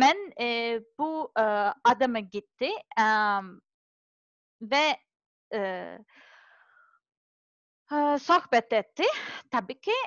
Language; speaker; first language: Turkish; non-native, learner; Serbian